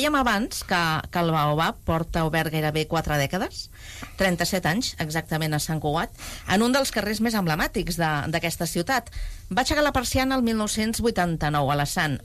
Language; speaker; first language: Catalan; native; Catalan